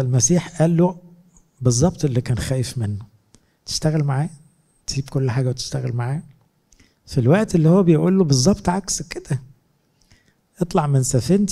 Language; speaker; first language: Arabic; native; Arabic